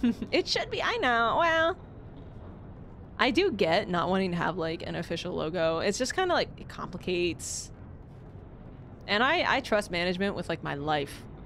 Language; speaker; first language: English; native; English